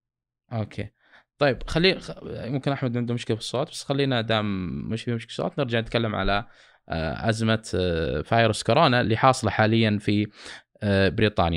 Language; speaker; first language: Arabic; native; Arabic